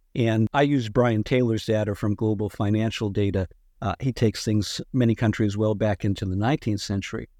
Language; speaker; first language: English; native; English